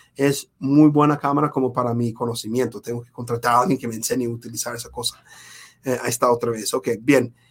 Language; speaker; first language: Spanish; non-native, fluent; English